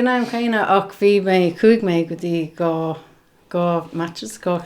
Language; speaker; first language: Irish; non-native, learner; English